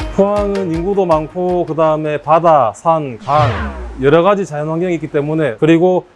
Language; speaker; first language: Korean; native; Korean